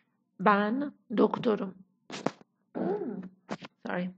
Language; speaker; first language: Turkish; non-native, fluent; Persian